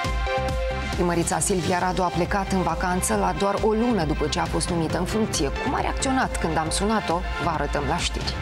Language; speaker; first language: Romanian; native; Romanian